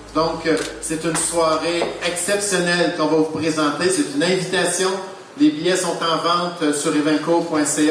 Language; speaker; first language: French; native; French